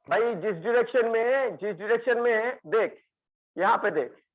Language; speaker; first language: Hindi; non-native, local second language; Bangla